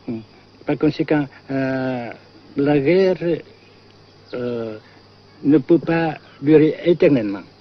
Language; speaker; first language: French; non-native, fluent; Vietnamese